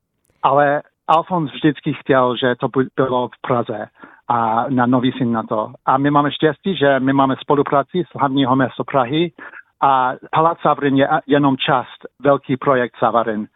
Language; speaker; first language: Czech; early bilingual, heritage; English